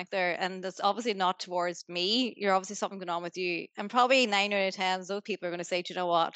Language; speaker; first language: English; native; English